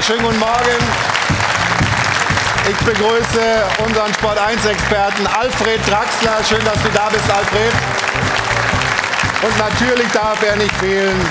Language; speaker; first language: German; native; German